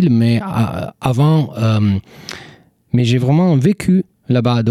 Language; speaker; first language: French; non-native, fluent; Italian